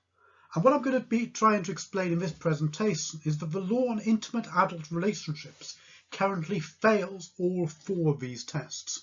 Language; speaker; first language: English; native; English